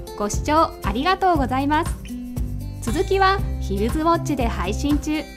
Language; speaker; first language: Japanese; native; Japanese